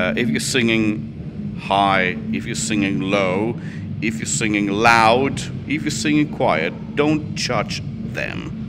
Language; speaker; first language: English; non-native, fluent; Finnish